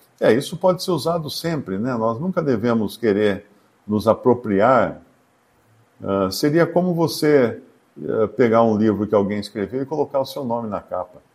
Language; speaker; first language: Portuguese; native; Portuguese